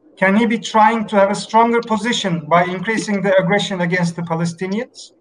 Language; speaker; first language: English; non-native, fluent; Turkish